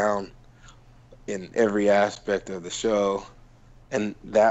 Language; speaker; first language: English; native; English